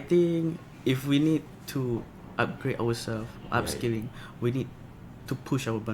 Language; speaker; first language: English; non-native, local second language; Malay